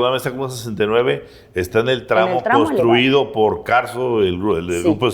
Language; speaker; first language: Spanish; native; Spanish